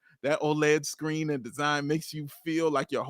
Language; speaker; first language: English; native; English